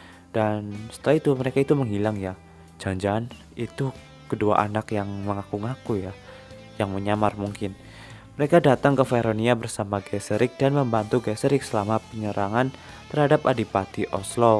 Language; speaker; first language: Indonesian; native; Indonesian